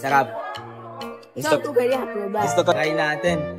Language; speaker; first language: Filipino; non-native, learner; Spanish